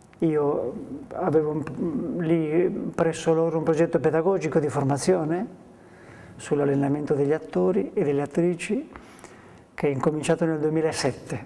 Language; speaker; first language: Italian; non-native, fluent; Spanish